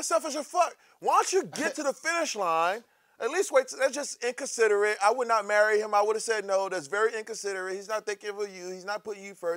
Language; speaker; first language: English; native; English